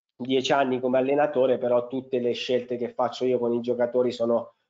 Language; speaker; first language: Italian; native; Italian